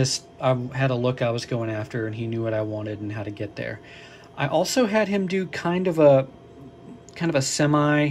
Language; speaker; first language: English; native; English